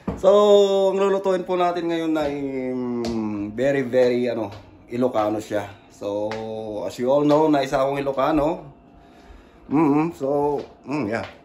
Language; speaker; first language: Filipino; non-native, local second language; Iloko